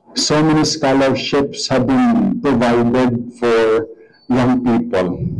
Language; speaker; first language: English; non-native, local second language; Hiligaynon